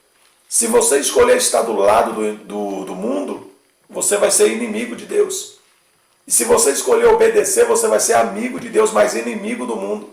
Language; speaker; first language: Portuguese; native; Portuguese